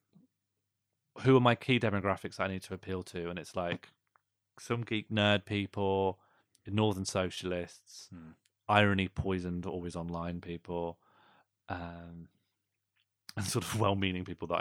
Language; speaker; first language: English; native; English